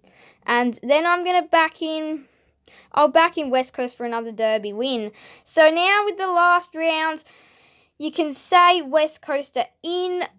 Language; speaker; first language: English; native; English